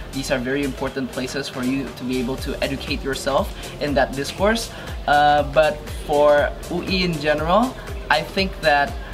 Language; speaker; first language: English; non-native, fluent; Indonesian